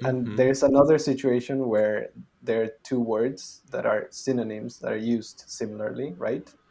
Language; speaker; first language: English; non-native, fluent; Spanish